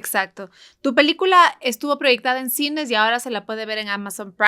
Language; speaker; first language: Spanish; native; Spanish